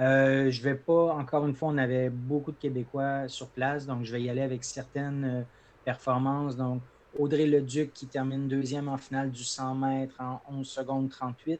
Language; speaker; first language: French; native; French